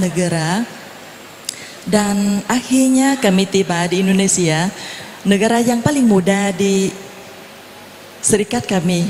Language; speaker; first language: Indonesian; non-native, fluent; Vietnamese